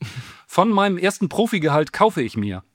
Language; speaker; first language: German; native; German